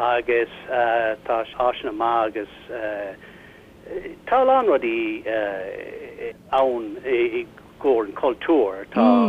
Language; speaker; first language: Irish; non-native, learner; English